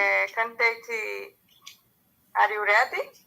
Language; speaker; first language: English; non-native, learner; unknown